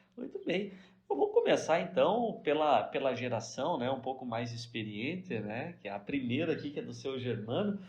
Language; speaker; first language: Portuguese; native; Portuguese